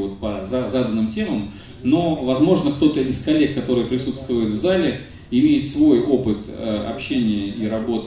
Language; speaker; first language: Russian; native; Russian